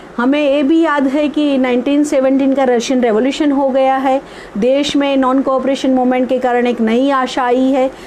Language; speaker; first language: Hindi; non-native, local second language; Gujarati